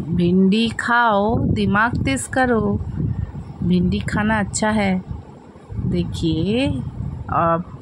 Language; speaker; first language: Hindi; non-native, local second language; Bangla